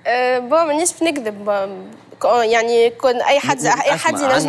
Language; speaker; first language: Arabic; native; Arabic